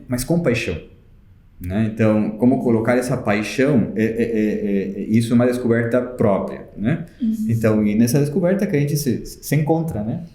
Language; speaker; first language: Portuguese; non-native, fluent; Spanish